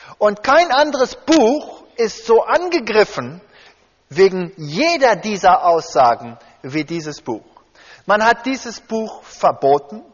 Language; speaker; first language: German; early bilingual, heritage; German